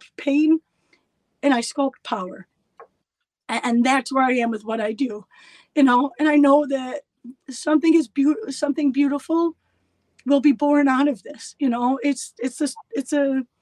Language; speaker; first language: English; native; English